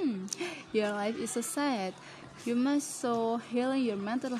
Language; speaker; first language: English; non-native, learner; Indonesian